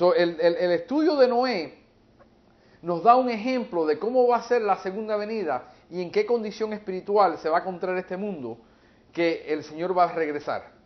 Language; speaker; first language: Spanish; early bilingual, heritage; English